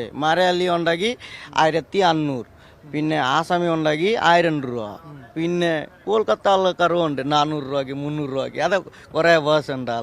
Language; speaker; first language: Malayalam; non-native, learner; Assamese